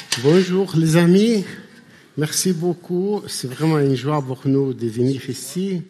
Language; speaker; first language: French; non-native, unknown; Arabic